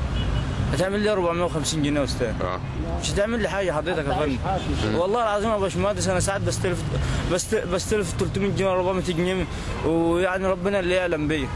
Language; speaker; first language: Arabic; native; Arabic